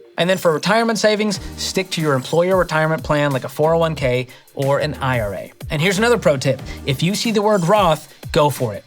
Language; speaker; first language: English; native; English